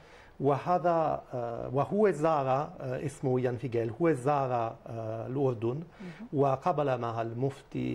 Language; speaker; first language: Arabic; non-native, fluent; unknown